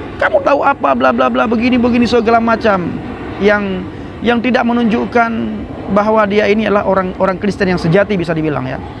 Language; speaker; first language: Indonesian; non-native, local second language; Achinese